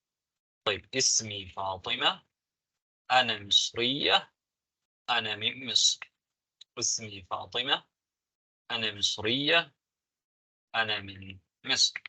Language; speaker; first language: Arabic; non-native, fluent; Tamil